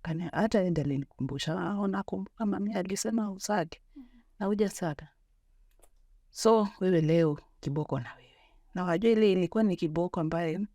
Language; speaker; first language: Swahili; native; Swahili